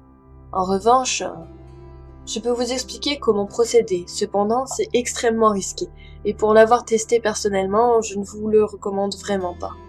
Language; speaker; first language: French; native; French